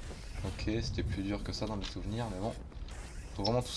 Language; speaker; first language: French; native; French